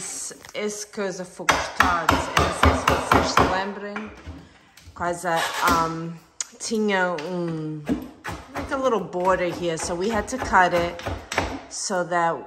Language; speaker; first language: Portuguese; non-native, local second language; English